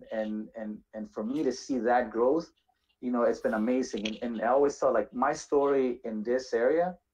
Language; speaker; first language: English; native; English